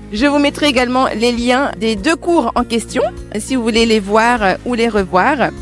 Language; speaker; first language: French; native; French